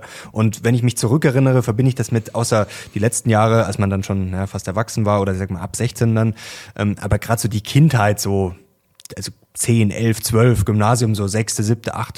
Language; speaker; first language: German; native; German